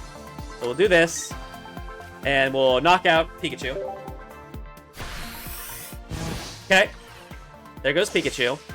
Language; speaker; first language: English; native; English